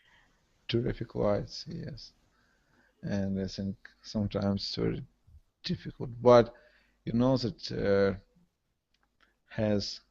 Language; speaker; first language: English; non-native, learner; Russian